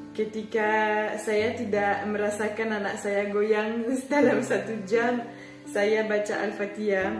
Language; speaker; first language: Indonesian; non-native, fluent; French